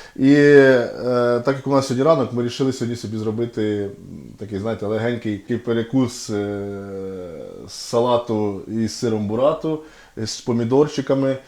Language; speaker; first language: Ukrainian; non-native, local second language; Russian